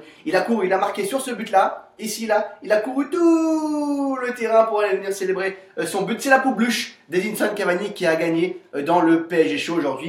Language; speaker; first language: French; native; French